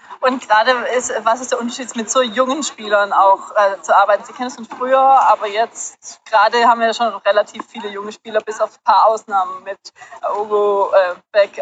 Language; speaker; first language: German; native; German